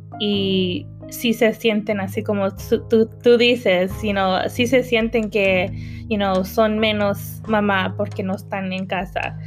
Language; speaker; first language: Spanish; early bilingual, heritage; Spanish